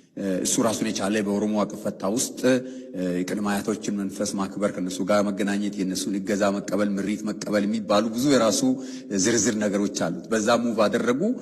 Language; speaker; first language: Amharic; non-native, local second language; Oromo